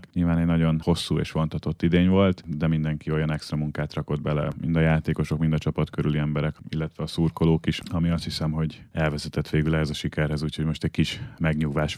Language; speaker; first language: Hungarian; native; Hungarian